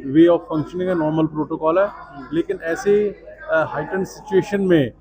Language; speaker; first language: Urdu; non-native, local second language; Punjabi